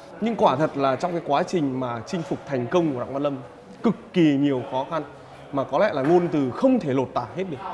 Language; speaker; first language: Vietnamese; native; Vietnamese